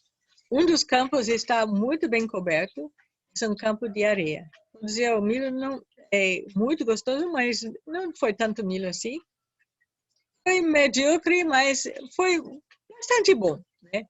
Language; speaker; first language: Portuguese; non-native, fluent; English